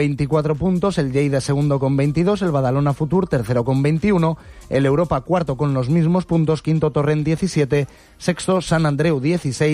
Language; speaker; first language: Spanish; native; Spanish